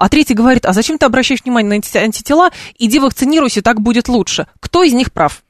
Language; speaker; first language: Russian; native; Russian